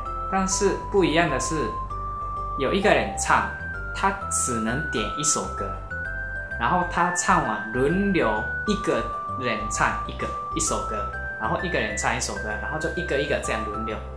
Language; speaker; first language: Chinese; non-native, fluent; Japanese